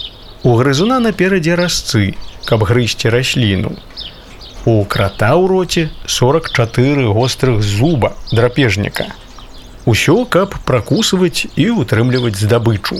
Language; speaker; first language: Belarusian; native; Belarusian